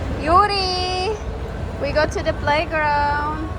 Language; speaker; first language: English; non-native, local second language; Filipino